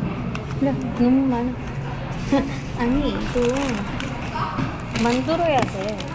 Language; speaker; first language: Korean; non-native, fluent; Filipino